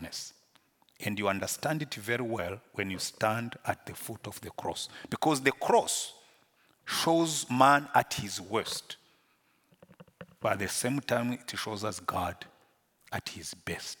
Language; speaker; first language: English; non-native, local second language; Kinyarwanda